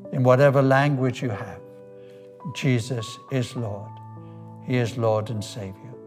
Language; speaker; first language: English; native; English